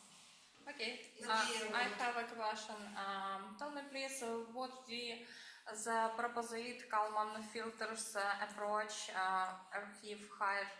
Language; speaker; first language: English; non-native, learner; Ukrainian